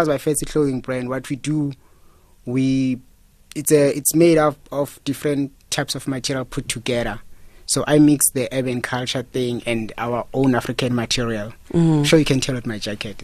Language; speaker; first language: English; non-native, local second language; Xhosa